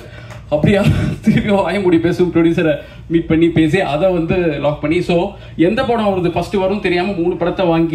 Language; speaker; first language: Tamil; native; Tamil